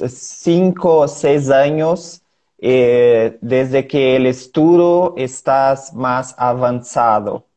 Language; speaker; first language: Spanish; non-native, learner; Portuguese